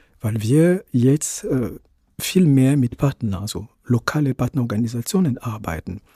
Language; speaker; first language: German; non-native, fluent; Ewe